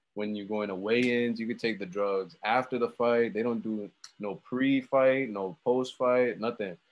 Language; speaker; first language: English; native; English